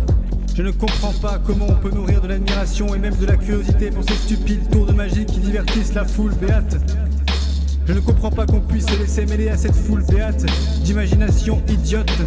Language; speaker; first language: French; native; French